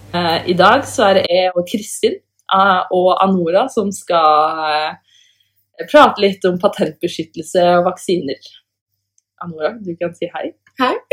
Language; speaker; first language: Norwegian; native; Norwegian